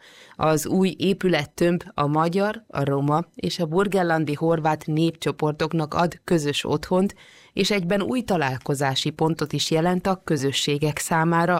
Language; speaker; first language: Hungarian; native; Hungarian